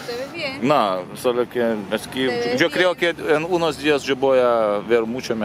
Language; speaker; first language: Spanish; non-native, learner; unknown